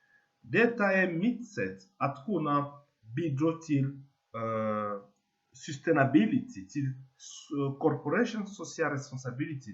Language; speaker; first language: Swedish; non-native, fluent; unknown